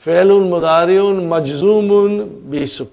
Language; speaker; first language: Arabic; non-native, fluent; Urdu